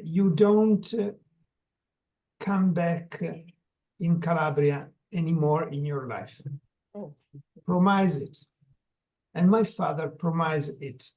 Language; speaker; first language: English; non-native, learner; Italian